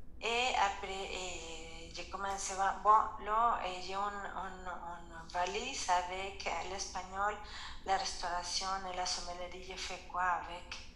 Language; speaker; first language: French; non-native, fluent; Spanish